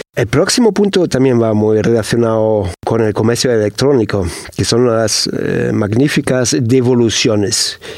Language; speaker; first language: Spanish; non-native, fluent; German